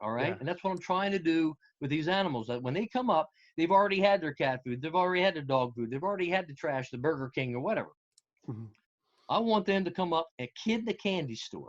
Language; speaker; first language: English; native; English